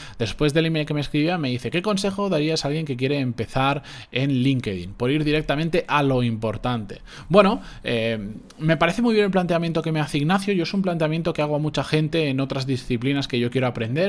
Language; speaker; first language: Spanish; native; Spanish